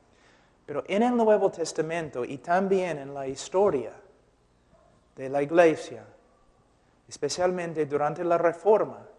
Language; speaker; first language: Spanish; non-native, fluent; English